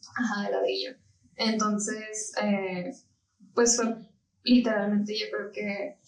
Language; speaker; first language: Spanish; native; Spanish